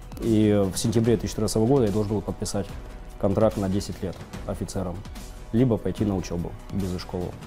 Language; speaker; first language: Russian; native; Russian